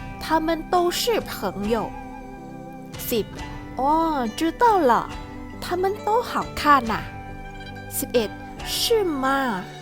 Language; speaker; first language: Chinese; non-native, fluent; Thai